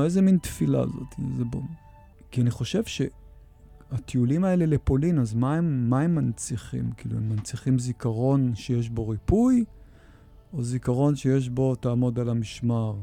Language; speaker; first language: Hebrew; native; Hebrew